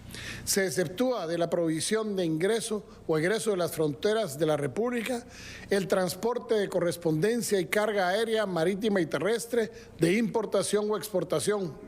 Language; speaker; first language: Spanish; native; Spanish